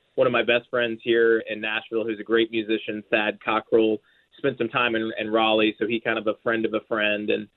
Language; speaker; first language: English; native; English